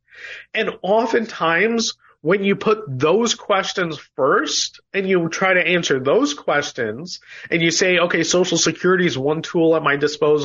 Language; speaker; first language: English; native; English